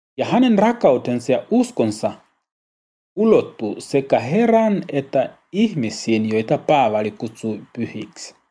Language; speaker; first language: Finnish; non-native, learner; Swahili